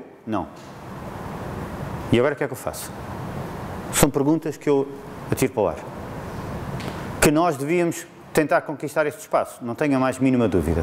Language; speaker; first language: Portuguese; native; Portuguese